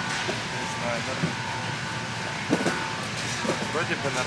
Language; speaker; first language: Russian; native; Russian